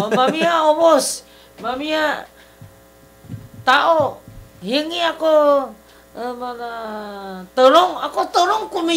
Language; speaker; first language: Filipino; non-native, learner; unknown